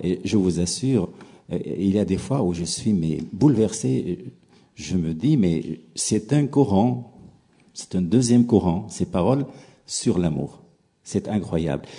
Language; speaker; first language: French; non-native, local second language; Arabic